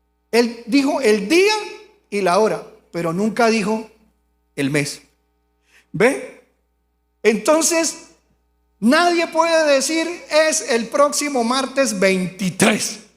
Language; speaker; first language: Spanish; native; Spanish